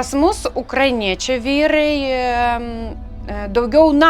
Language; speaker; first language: Lithuanian; non-native, learner; Ukrainian